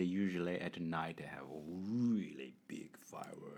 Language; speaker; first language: English; non-native, learner; Chinese